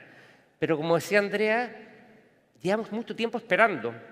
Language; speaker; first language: Spanish; native; Spanish